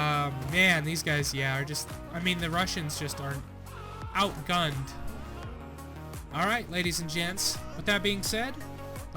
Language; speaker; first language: English; native; English